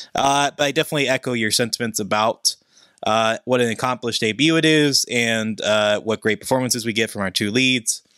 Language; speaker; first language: English; native; English